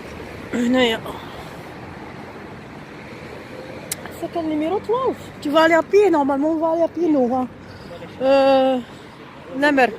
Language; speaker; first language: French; non-native, local second language; Arabic